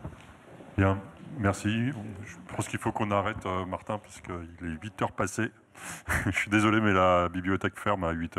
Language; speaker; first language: French; native; French